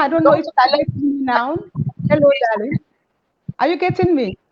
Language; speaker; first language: English; non-native, local second language; French